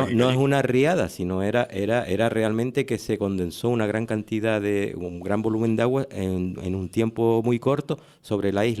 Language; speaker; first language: Spanish; native; Spanish